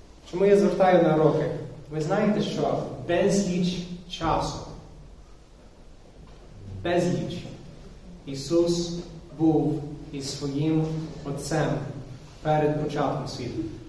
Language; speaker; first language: Ukrainian; non-native, fluent; English